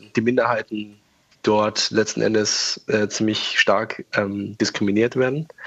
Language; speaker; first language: German; non-native, fluent; Persian